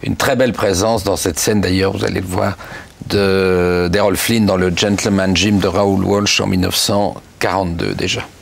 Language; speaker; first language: French; native; French